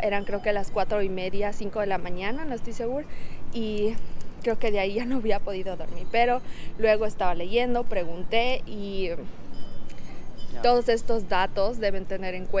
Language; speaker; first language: Spanish; non-native, local second language; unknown